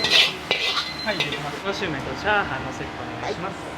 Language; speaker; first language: Japanese; native; Japanese